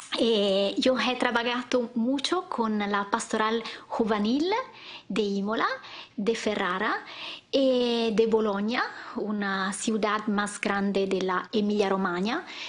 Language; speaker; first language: Spanish; non-native, learner; Italian